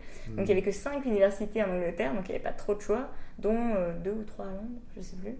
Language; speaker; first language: French; native; French